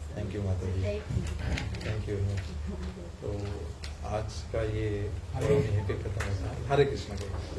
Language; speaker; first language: Hindi; native; Hindi